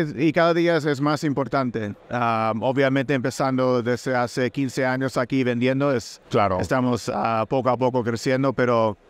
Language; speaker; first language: Spanish; native; Spanish